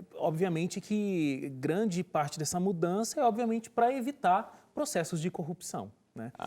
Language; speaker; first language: Portuguese; native; Portuguese